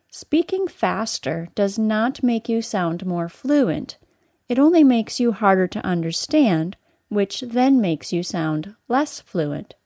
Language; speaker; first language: English; native; English